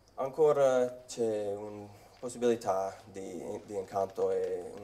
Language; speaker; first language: Italian; non-native, learner; English